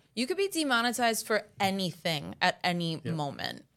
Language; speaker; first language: English; early bilingual, other home language; Italian